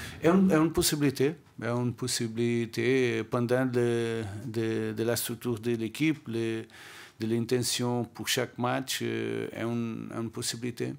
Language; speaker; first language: French; non-native, learner; Portuguese